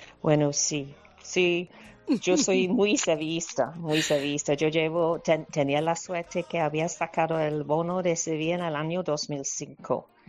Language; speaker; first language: Spanish; non-native, fluent; English